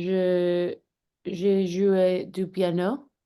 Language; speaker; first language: French; non-native, learner; Spanish